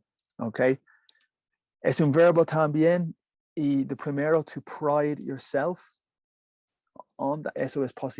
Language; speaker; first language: Spanish; non-native, learner; English